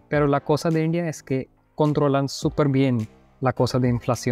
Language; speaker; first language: Spanish; non-native, fluent; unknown